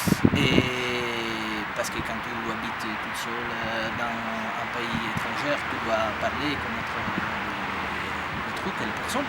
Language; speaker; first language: French; non-native, fluent; Italian